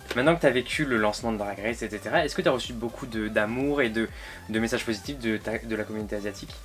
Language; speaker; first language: French; native; French